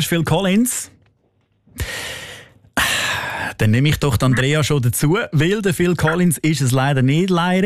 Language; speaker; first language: German; native; German